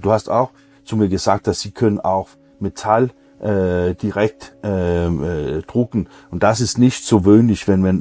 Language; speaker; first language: German; non-native, learner; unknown